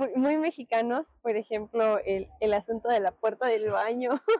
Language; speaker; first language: Spanish; native; Spanish